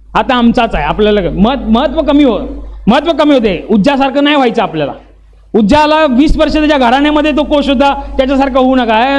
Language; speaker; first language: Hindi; non-native, local second language; Marathi